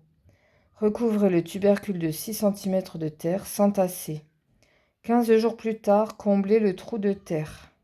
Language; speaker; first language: French; native; French